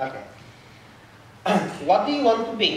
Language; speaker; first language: English; non-native, fluent; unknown